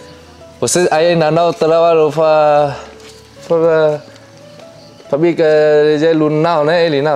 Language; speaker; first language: Portuguese; non-native, learner; Vietnamese